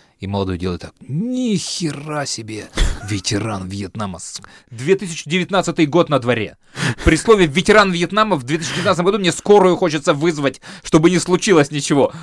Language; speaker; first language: Russian; native; Russian